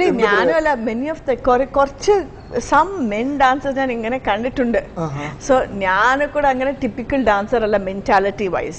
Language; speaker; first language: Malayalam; non-native, learner; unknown